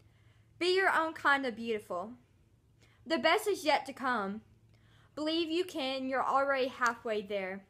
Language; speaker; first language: English; native; English